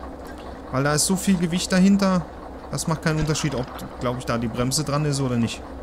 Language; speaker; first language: German; native; German